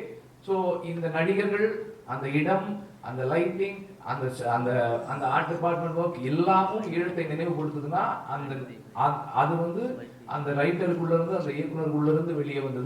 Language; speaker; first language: Tamil; native; Tamil